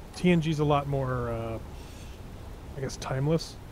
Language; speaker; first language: English; native; English